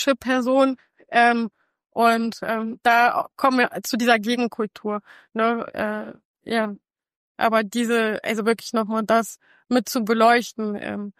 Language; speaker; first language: German; non-native, fluent; Russian